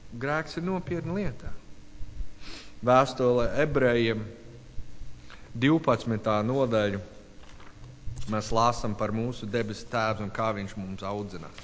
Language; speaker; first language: Latvian; non-native, learner; English